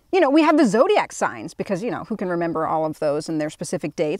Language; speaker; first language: English; native; English